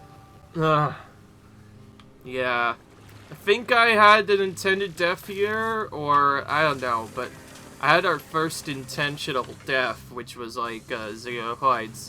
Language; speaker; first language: English; native; English